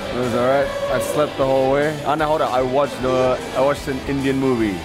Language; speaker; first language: English; non-native, local second language; Indonesian